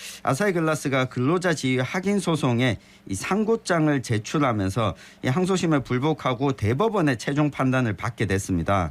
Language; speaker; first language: Korean; native; Korean